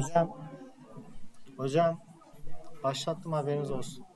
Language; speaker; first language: Turkish; native; Turkish